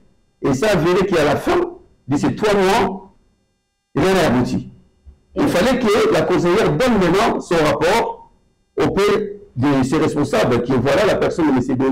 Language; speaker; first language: French; non-native, local second language; Lingala